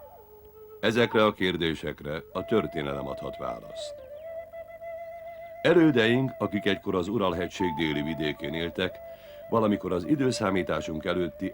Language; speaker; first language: Hungarian; native; Hungarian